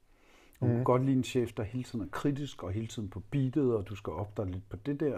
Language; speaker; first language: Danish; native; Danish